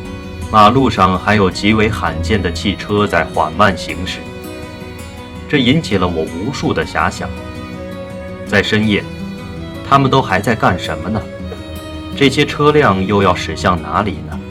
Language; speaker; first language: Chinese; native; Chinese